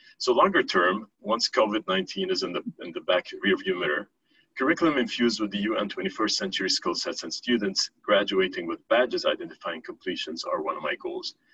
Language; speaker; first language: English; non-native, fluent; Arabic